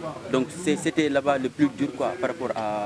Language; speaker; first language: French; non-native, local second language; Wolof